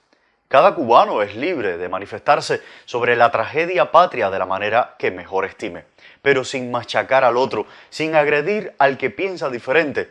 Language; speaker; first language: Spanish; native; Spanish